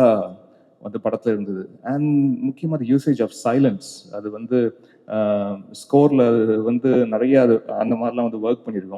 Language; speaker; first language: Tamil; native; Tamil